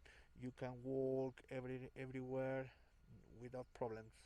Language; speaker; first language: English; non-native, learner; Spanish